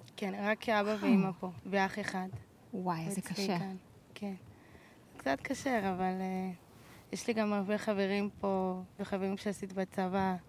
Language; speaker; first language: Hebrew; non-native, learner; Portuguese